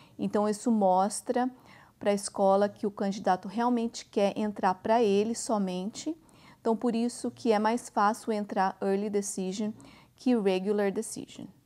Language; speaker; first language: Portuguese; native; Portuguese